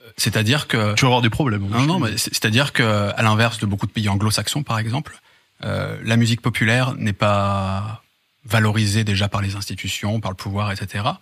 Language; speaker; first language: French; native; French